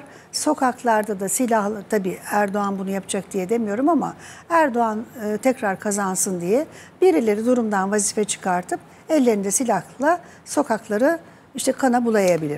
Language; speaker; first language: Turkish; native; Turkish